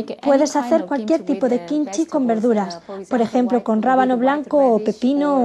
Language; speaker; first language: Spanish; non-native, fluent; Korean